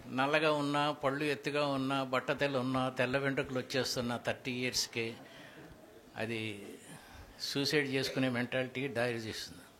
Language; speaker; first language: Telugu; native; Telugu